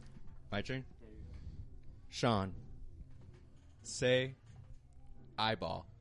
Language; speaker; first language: English; native; English